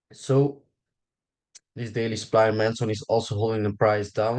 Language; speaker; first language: English; non-native, fluent; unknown